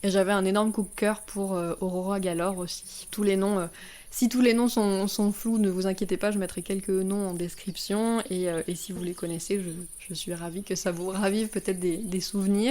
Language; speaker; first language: French; native; French